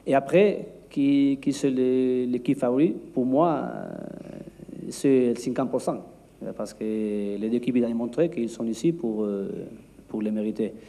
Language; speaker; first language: French; non-native, learner; Spanish